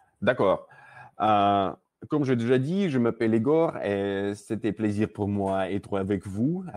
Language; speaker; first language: French; non-native, learner; Russian